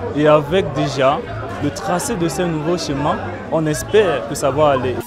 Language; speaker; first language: French; non-native, local second language; Sango